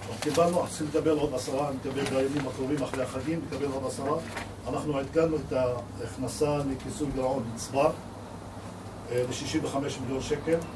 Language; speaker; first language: Hebrew; non-native, local second language; Arabic